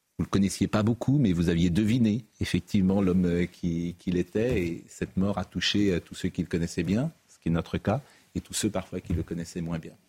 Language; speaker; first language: French; native; French